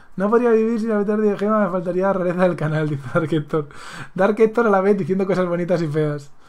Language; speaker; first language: Spanish; native; Spanish